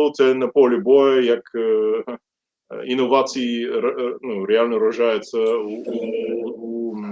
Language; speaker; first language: Ukrainian; non-native, fluent; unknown